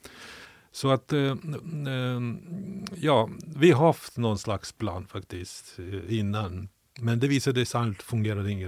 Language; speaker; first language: Swedish; non-native, fluent; Ukrainian